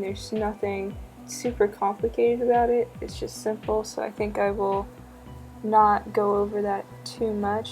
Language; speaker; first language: English; native; English